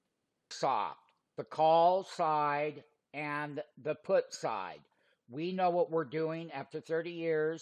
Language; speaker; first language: English; native; English